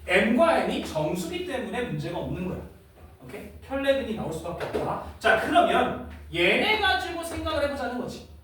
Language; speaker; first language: Korean; native; Korean